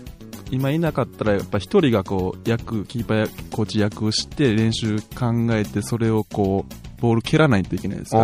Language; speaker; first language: Japanese; native; Japanese